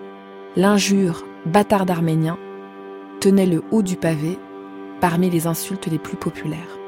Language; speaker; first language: French; native; French